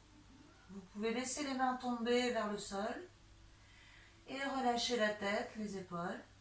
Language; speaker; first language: French; native; French